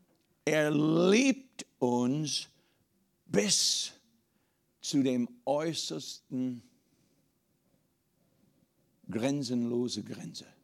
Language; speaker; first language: German; non-native, fluent; English